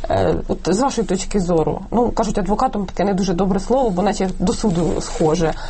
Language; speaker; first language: Ukrainian; native; Ukrainian